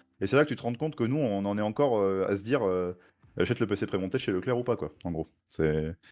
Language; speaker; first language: French; native; French